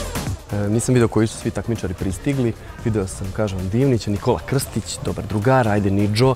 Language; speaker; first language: Serbian; native; Serbian